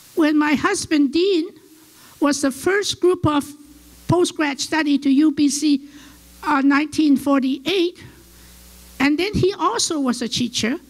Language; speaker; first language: English; early bilingual, other home language; Chinese